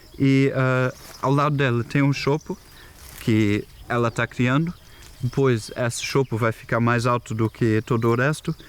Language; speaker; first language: Portuguese; non-native, fluent; German